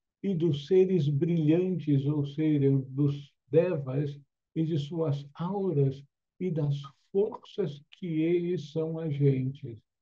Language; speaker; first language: Portuguese; native; Portuguese